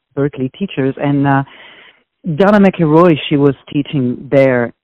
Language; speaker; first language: English; non-native, fluent; Italian